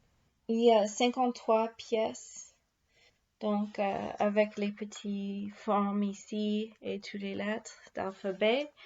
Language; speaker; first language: French; non-native, fluent; English